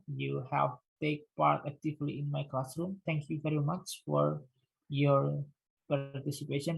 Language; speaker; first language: English; non-native, fluent; Indonesian